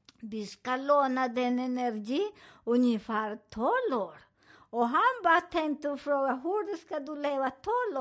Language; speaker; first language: Swedish; non-native, fluent; Spanish